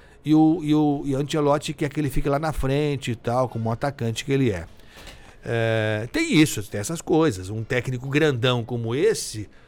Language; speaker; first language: Portuguese; native; Portuguese